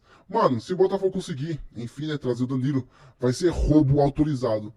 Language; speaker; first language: Portuguese; native; Portuguese